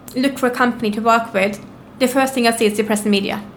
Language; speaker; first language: English; non-native, fluent; Norwegian